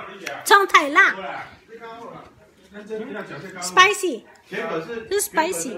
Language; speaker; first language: Chinese; non-native, learner; Filipino